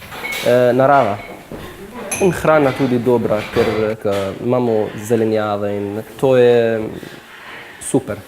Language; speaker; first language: Slovenian; non-native, fluent; Arabic